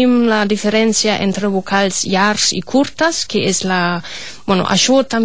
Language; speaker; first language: Catalan; non-native, fluent; German